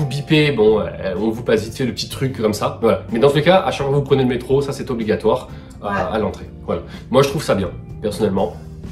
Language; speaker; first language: French; native; French